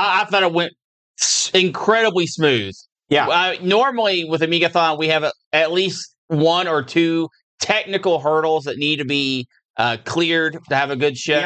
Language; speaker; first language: English; native; English